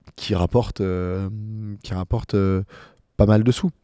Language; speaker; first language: French; native; French